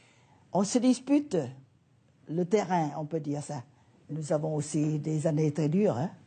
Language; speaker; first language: French; non-native, fluent; Vietnamese